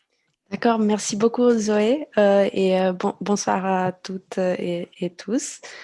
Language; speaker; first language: French; non-native, fluent; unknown